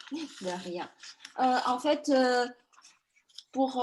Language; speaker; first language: French; non-native, fluent; Chinese